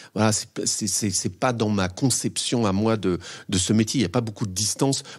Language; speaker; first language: French; native; French